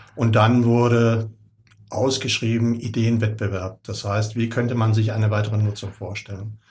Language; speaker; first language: German; native; German